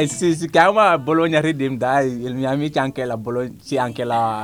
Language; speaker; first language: Italian; non-native, learner; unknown